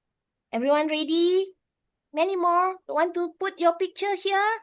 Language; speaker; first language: English; non-native, fluent; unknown